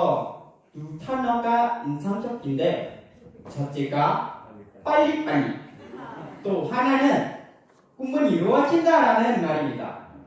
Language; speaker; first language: Korean; non-native, learner; Khmer